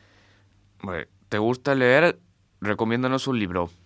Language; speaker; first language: Spanish; native; Spanish